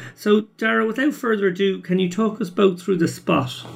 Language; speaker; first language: English; native; English